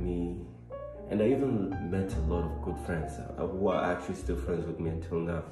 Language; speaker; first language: English; non-native, local second language; Swahili